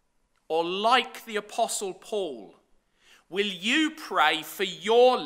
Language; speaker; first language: English; native; English